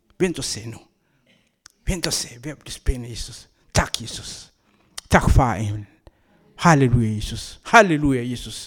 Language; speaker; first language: Danish; non-native, learner; Kabuverdianu